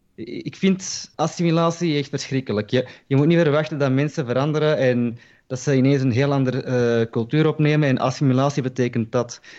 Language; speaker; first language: Dutch; early bilingual, other home language; Turkish